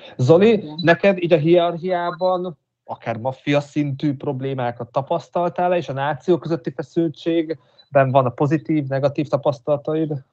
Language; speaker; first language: Hungarian; native; Hungarian